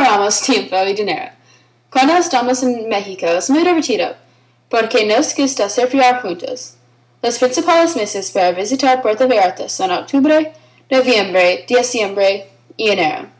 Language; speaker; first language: Spanish; non-native, learner; English